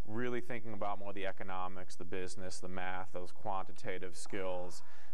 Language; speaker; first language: English; native; English